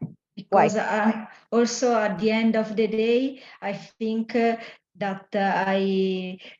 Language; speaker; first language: English; non-native, learner; Italian